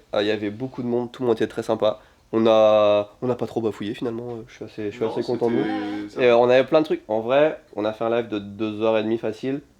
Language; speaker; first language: French; native; French